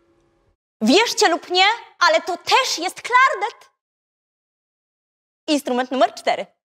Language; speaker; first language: Polish; native; Polish